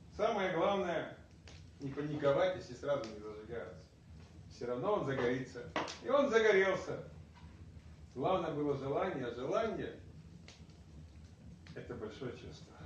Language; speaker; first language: Russian; native; Russian